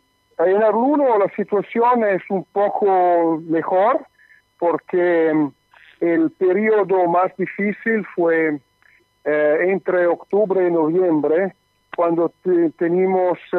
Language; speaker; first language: Spanish; non-native, learner; Italian